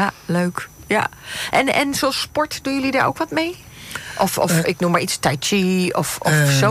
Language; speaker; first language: Dutch; native; Dutch